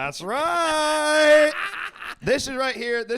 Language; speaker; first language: English; native; English